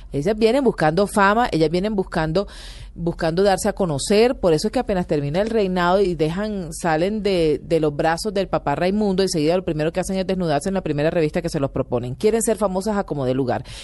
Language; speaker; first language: Spanish; native; Spanish